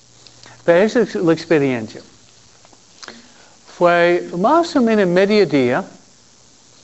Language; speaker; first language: Spanish; non-native, fluent; English